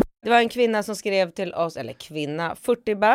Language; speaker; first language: Swedish; native; Swedish